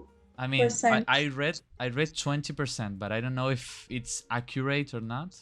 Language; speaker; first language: English; non-native, fluent; Spanish